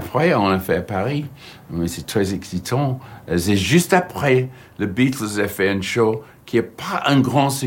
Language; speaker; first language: French; non-native, learner; English